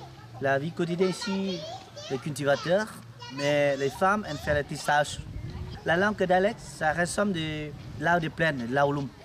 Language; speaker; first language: French; non-native, local second language; Lao